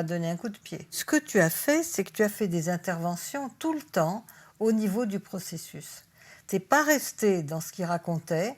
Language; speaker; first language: French; native; French